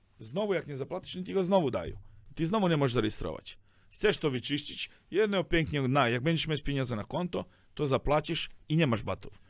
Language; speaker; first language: Polish; non-native, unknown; Serbian